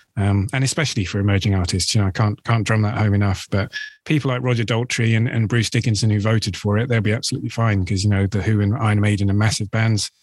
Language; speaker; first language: English; native; English